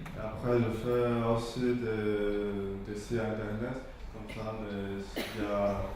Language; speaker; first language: French; non-native, learner; Chinese